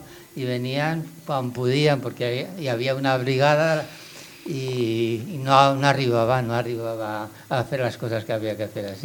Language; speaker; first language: Catalan; non-native, local second language; Spanish